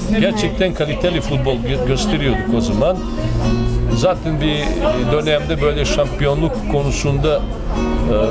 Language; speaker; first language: Turkish; non-native, fluent; Serbian